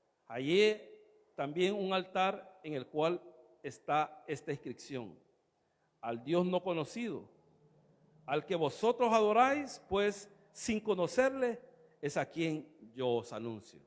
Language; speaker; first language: Spanish; native; Spanish